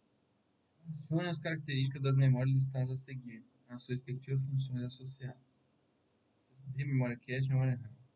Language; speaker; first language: Portuguese; native; Portuguese